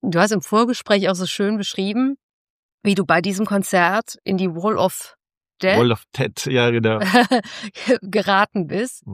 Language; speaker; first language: German; native; German